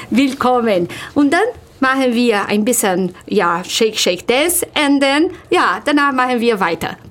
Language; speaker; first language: German; non-native, fluent; Portuguese